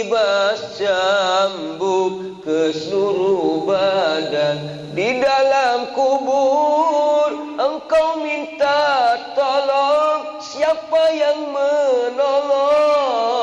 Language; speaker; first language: Indonesian; native; Indonesian